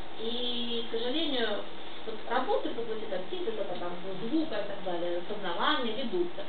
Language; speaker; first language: Russian; non-native, local second language; Ukrainian